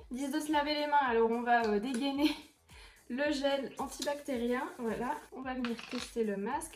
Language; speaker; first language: French; native; French